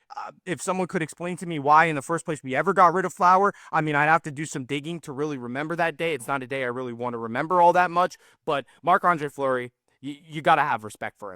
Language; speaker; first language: English; native; English